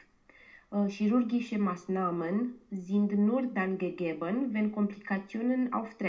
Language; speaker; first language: German; non-native, learner; Romanian